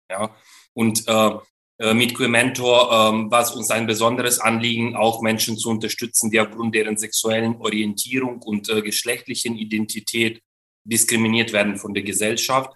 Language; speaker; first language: German; non-native, fluent; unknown